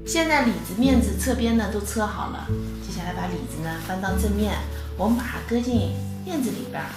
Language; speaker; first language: Chinese; native; Chinese